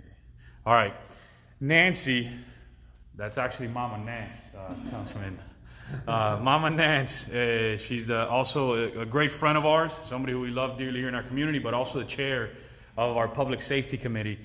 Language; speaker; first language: English; early bilingual, other home language; Spanish